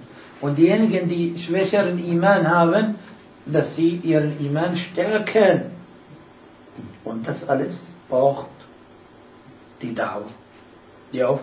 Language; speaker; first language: German; non-native, fluent; Arabic